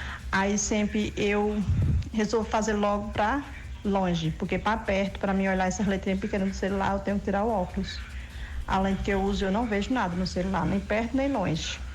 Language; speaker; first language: Portuguese; native; Portuguese